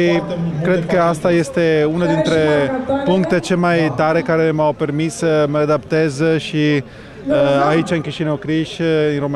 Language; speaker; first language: Romanian; non-native, fluent; Italian